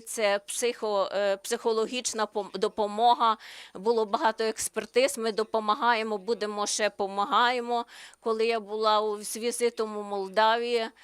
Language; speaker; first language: Ukrainian; non-native, learner; Slovenian